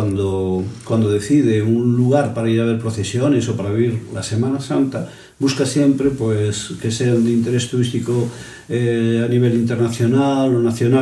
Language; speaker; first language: Spanish; native; Spanish